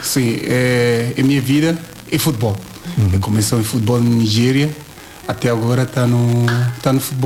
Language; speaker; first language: Portuguese; non-native, learner; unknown